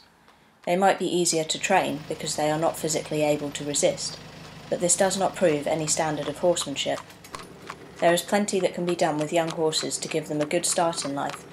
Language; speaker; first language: English; native; English